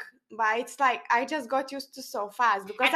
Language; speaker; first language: English; non-native, fluent; Lithuanian